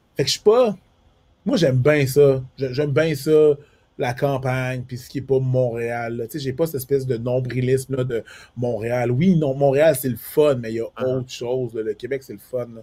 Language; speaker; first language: French; early bilingual, other home language; Haitian Creole